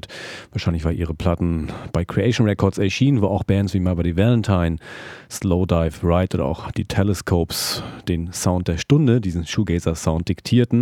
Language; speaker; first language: German; native; German